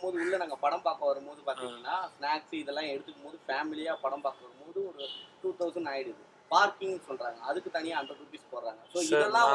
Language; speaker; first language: Tamil; native; Tamil